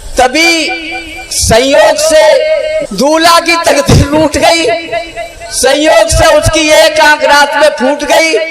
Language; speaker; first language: Hindi; native; Hindi